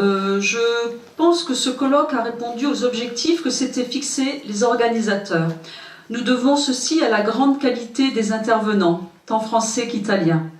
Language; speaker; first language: French; native; French